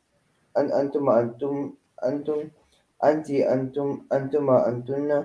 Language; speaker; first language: Arabic; non-native, learner; Filipino